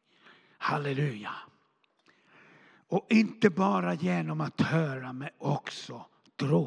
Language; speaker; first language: Swedish; non-native, fluent; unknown